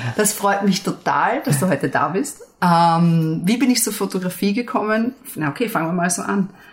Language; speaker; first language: German; native; German